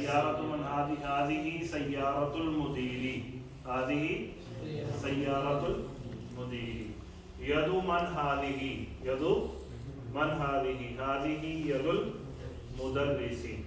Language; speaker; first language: Arabic; non-native, fluent; Urdu